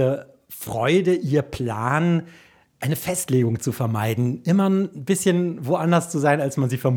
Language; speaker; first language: German; native; German